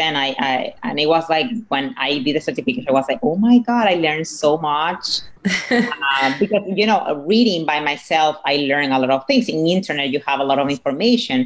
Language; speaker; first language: English; non-native, fluent; Spanish